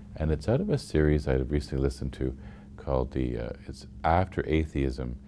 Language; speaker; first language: English; native; English